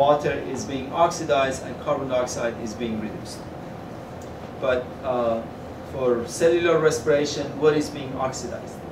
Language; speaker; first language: English; non-native, fluent; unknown